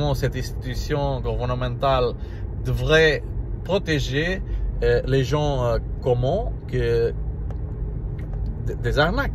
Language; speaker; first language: French; non-native, learner; Portuguese